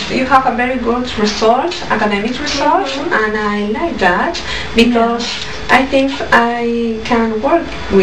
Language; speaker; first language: English; non-native, learner; Spanish